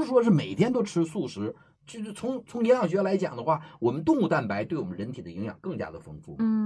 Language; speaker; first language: Chinese; native; Chinese